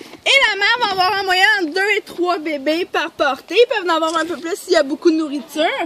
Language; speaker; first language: French; native; French